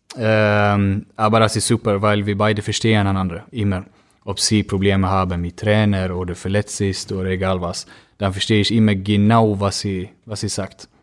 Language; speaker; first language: German; non-native, fluent; Swedish